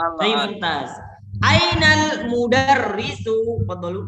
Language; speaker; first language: Arabic; non-native, fluent; Indonesian